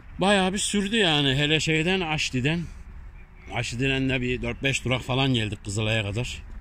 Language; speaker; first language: Turkish; early bilingual, heritage; Turkish